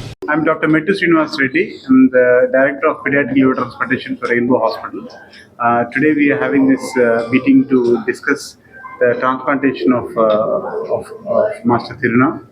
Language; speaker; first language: English; non-native, local second language; Telugu